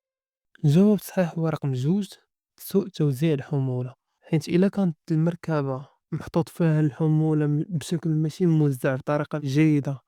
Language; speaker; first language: Arabic; native; Arabic